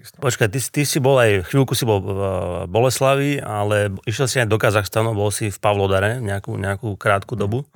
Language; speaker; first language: Slovak; native; Slovak